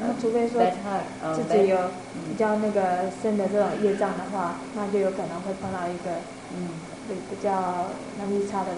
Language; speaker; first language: Chinese; native; Chinese